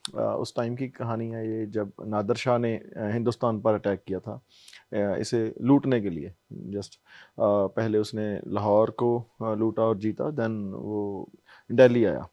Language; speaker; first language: Hindi; non-native, local second language; Punjabi